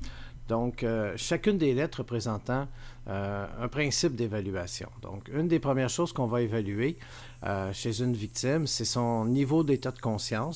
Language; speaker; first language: French; native; French